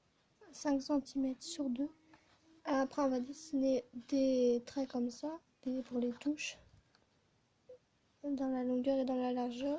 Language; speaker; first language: French; native; French